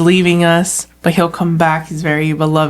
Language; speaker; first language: English; native; English